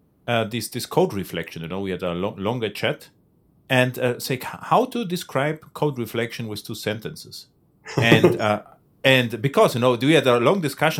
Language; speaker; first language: English; non-native, fluent; German